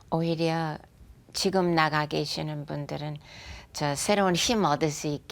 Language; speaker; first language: Korean; non-native, fluent; English